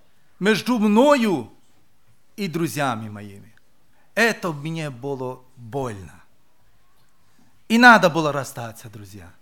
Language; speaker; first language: Russian; non-native, local second language; Romany